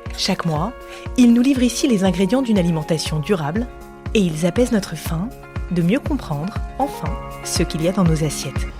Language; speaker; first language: French; native; French